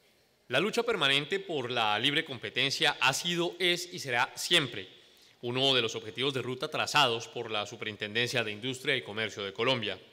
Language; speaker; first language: Spanish; native; Spanish